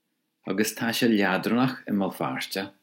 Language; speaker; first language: Irish; non-native, local second language; English